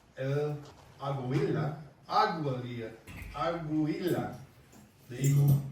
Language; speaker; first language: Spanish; non-native, learner; English